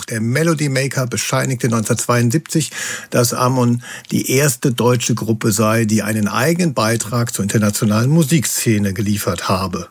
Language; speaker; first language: German; native; German